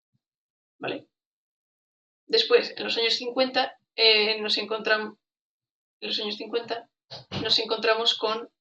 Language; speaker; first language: Spanish; native; Spanish